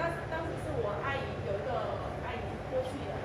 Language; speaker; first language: Chinese; non-native, fluent; Vietnamese